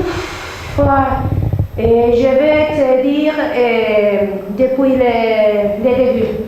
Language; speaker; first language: French; non-native, learner; Spanish